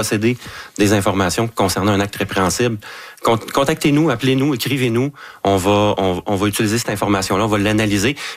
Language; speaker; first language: French; native; French